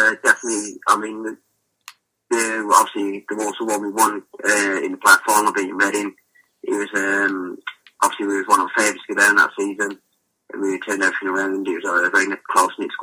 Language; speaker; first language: English; native; English